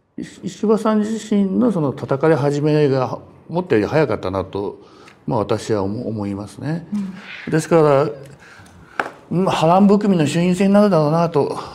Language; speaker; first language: Japanese; native; Japanese